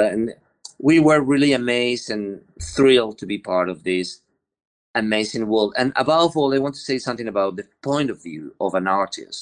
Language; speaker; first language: English; non-native, learner; Spanish